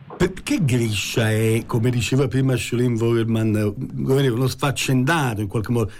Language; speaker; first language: Italian; native; Italian